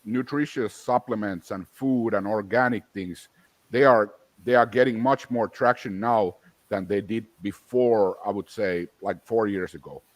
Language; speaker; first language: English; non-native, fluent; Finnish